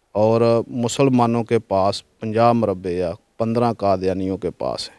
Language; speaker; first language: Urdu; non-native, local second language; Punjabi